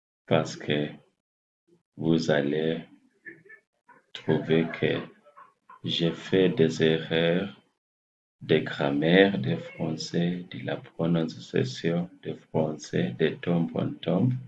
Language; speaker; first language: French; non-native, fluent; English